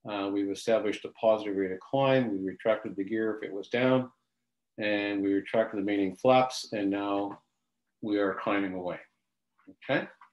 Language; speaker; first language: English; native; English